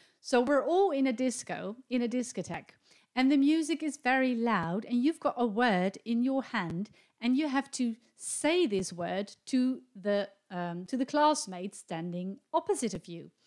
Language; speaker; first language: English; non-native, fluent; Dutch